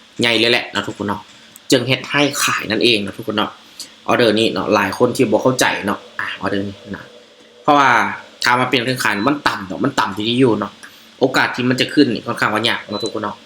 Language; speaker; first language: Thai; non-native, local second language; Northeastern Thai